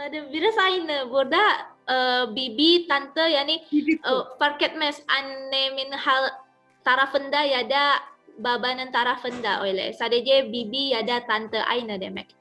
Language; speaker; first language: Turkish; non-native, fluent; Indonesian